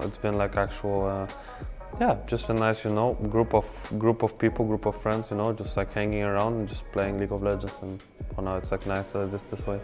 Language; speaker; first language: English; non-native, fluent; Polish